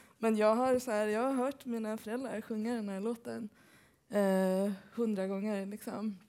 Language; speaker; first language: Swedish; early bilingual, other home language; Persian